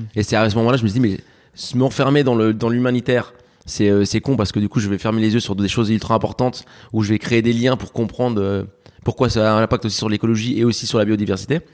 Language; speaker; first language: French; early bilingual, other home language; Spanish